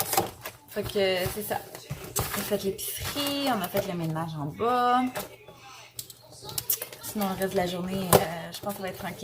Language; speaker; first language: French; native; French